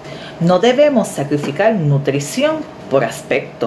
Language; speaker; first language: Spanish; native; Spanish